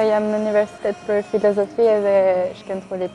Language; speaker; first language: Albanian; early bilingual, heritage; French